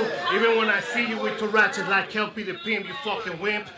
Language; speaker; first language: English; non-native, fluent; Spanish